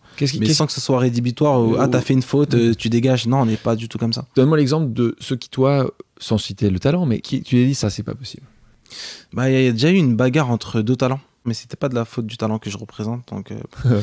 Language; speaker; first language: French; native; French